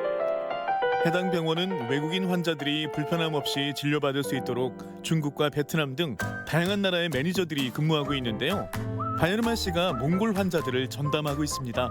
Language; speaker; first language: Korean; native; Korean